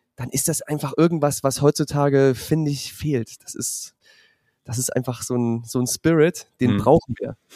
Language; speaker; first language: German; native; German